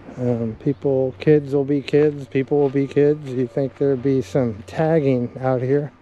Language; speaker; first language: English; native; English